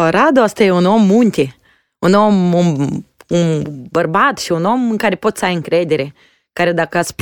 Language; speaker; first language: Romanian; native; Romanian